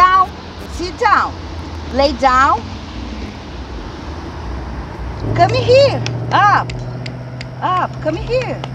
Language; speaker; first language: English; non-native, fluent; Portuguese